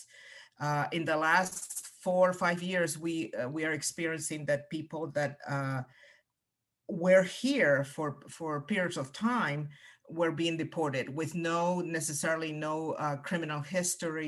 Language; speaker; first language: English; non-native, fluent; Spanish